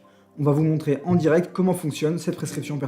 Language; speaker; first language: French; native; French